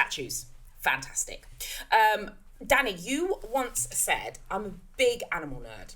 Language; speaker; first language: English; native; English